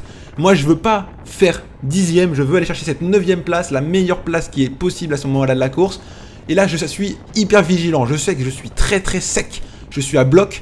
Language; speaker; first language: French; native; French